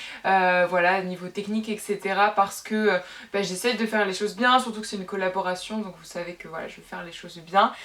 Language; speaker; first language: French; native; French